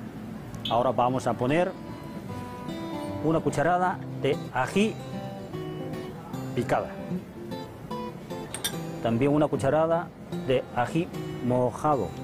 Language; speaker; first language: Spanish; non-native, fluent; Chinese